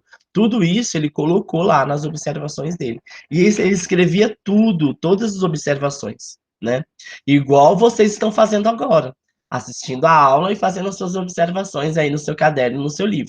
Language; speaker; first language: Portuguese; native; Portuguese